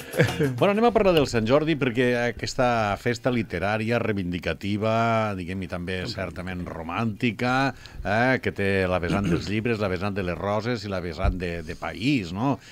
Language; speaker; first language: Catalan; native; Catalan